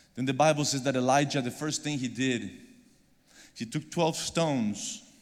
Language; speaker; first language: English; non-native, fluent; Spanish